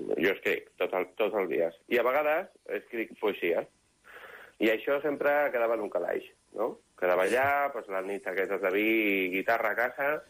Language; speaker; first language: Catalan; non-native, local second language; Spanish